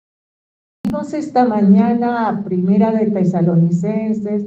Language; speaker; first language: Spanish; native; Spanish